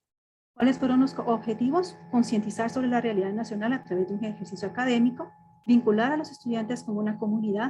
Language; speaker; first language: Spanish; native; Spanish